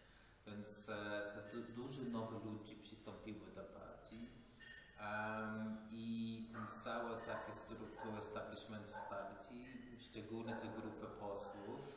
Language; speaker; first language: Polish; non-native, fluent; English